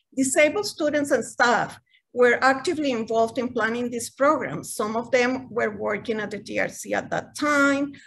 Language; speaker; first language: English; non-native, fluent; Spanish